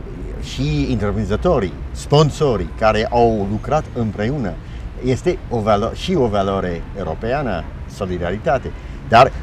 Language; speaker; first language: Romanian; non-native, fluent; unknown